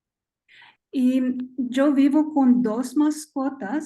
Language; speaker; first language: Spanish; non-native, learner; English